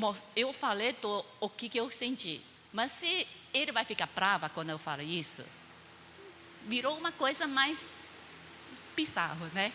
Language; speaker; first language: Portuguese; non-native, fluent; Chinese